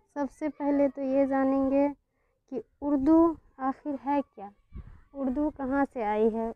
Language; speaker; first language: Urdu; native; Urdu